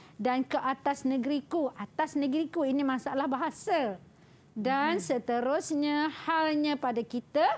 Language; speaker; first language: Malay; native; Malay